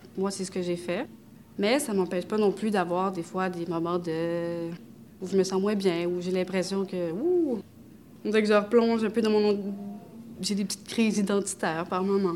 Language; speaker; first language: French; early bilingual, other home language; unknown